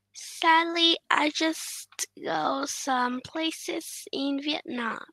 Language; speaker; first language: English; non-native, learner; Vietnamese